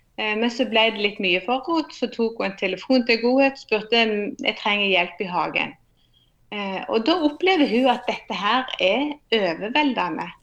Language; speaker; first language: Norwegian; native; Norwegian